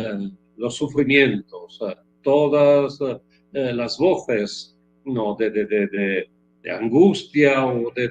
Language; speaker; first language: Spanish; non-native, fluent; Italian